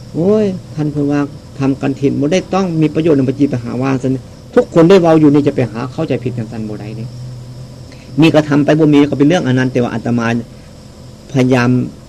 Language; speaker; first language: Thai; native; Thai